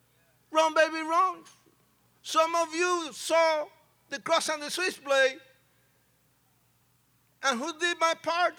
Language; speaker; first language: English; non-native, fluent; Spanish